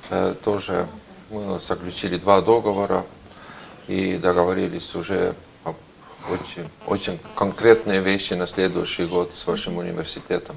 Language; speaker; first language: Russian; non-native, fluent; Estonian